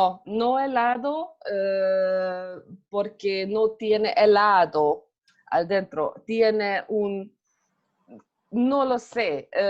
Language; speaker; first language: Spanish; non-native, learner; Hungarian